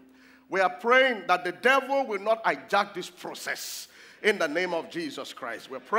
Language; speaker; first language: English; non-native, local second language; Yoruba